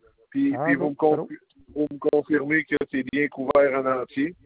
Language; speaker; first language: French; native; French